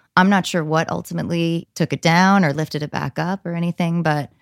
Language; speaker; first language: English; native; English